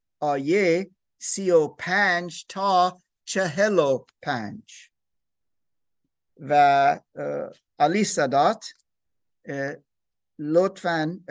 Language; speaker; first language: Persian; non-native, learner; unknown